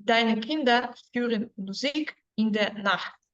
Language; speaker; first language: German; non-native, fluent; Spanish